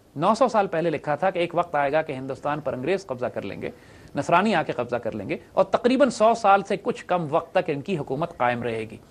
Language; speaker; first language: Urdu; native; Urdu